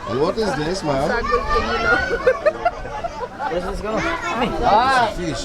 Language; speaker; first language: English; non-native, learner; Polish